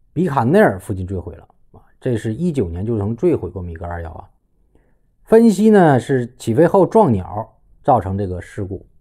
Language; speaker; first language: Chinese; native; Chinese